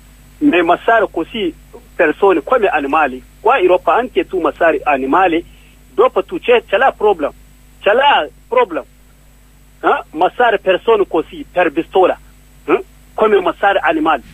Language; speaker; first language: Italian; non-native, learner; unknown